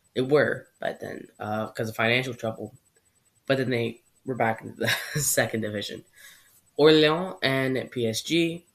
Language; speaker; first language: English; native; English